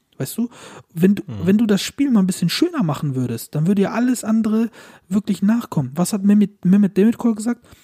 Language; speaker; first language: German; early bilingual, other home language; Turkish